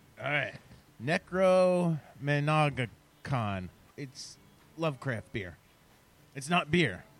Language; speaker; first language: English; native; English